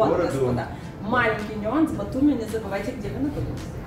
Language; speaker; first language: Russian; native; Russian